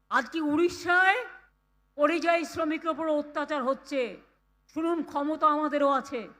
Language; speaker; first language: Bangla; native; Bangla